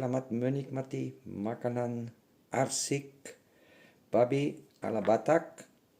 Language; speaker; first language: Indonesian; non-native, learner; French